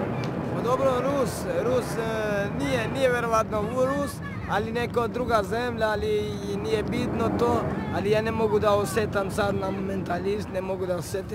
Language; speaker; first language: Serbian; non-native, local second language; Romany